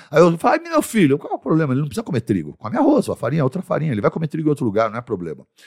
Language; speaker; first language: Portuguese; early bilingual, other home language; Arabic